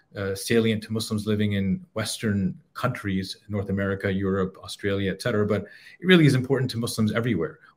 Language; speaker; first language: English; native; English